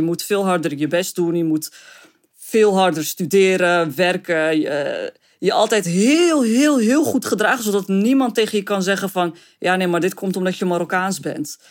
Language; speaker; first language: Dutch; early bilingual, other home language; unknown